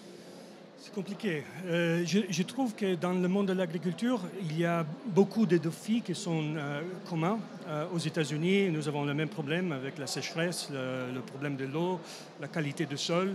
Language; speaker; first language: French; non-native, fluent; English